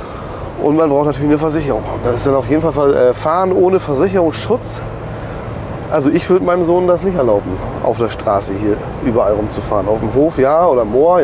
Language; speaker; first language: German; native; German